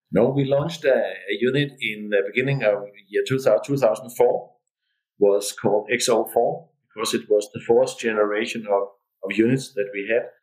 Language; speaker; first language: English; non-native, fluent; Danish